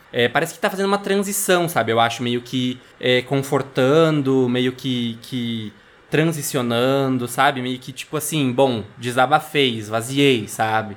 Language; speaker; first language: Portuguese; native; Portuguese